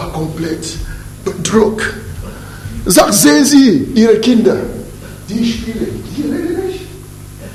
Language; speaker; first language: German; non-native, fluent; French